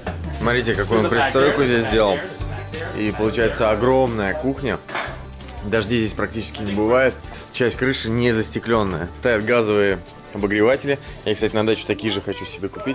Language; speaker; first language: Russian; native; Russian